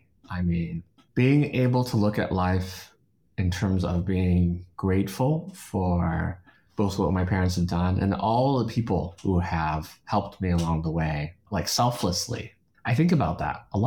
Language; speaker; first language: English; native; English